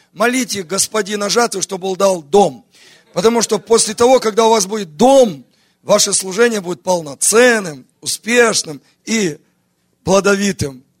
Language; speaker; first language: Russian; native; Russian